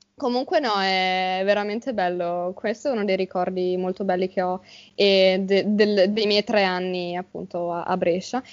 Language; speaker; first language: Italian; native; Italian